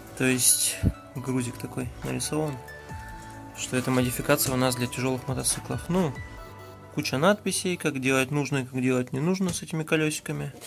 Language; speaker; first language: Russian; native; Russian